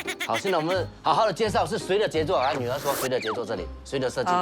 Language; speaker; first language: Chinese; native; Chinese